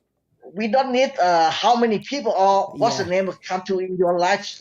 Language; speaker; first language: English; non-native, learner; Thai